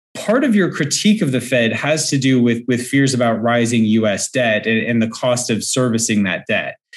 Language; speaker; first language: English; native; English